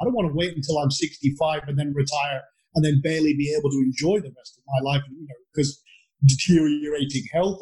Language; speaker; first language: English; native; English